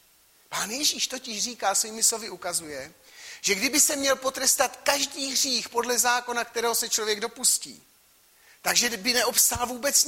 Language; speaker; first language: Czech; native; Czech